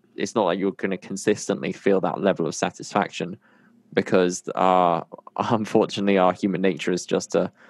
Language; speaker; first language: English; native; English